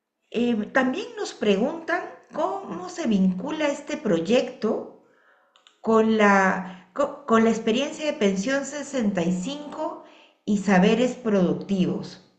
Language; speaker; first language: Spanish; native; Spanish